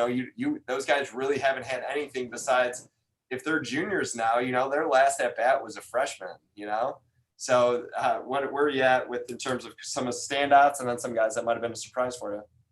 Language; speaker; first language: English; native; English